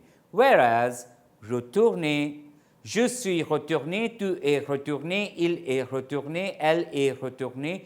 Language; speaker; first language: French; non-native, fluent; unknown